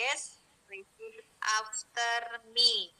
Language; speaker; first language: English; non-native, learner; Indonesian